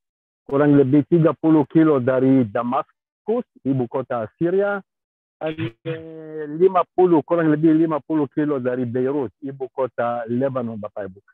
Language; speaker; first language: Indonesian; non-native, fluent; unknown